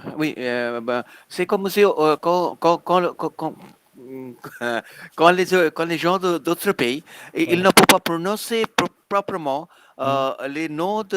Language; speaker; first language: French; non-native, fluent; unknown